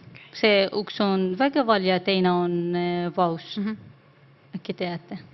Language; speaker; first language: Estonian; non-native, learner; Arabic